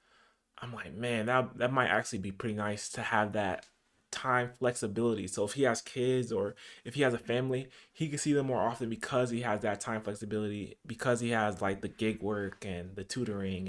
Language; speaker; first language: English; native; English